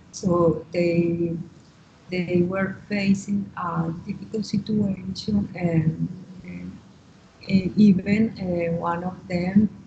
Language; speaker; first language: English; non-native, learner; Spanish